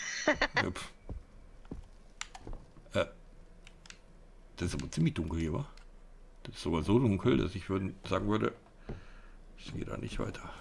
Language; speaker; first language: German; native; German